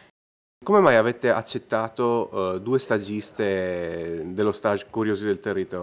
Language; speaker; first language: Italian; native; Italian